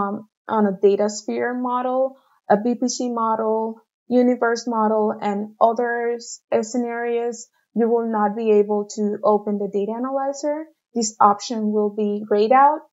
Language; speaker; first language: English; non-native, fluent; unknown